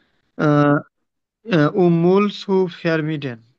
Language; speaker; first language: German; non-native, learner; Bangla